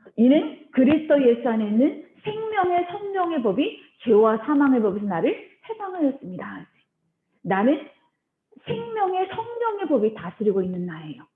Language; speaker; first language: Korean; early bilingual, heritage; Korean